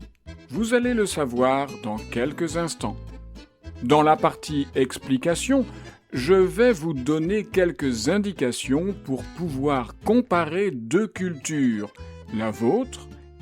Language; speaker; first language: French; native; French